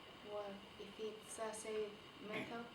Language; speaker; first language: English; non-native, fluent; Spanish